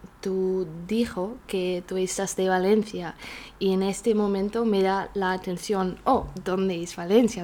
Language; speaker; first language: Spanish; non-native, learner; German